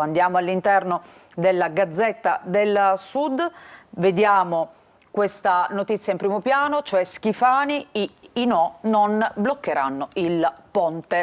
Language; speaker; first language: Italian; native; Italian